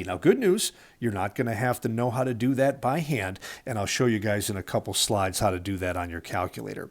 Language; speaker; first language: English; native; English